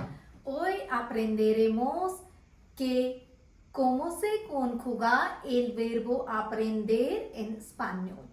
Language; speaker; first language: Spanish; non-native, fluent; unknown